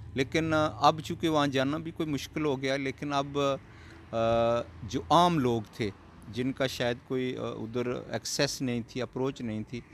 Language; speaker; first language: Urdu; non-native, local second language; Pahari-Potwari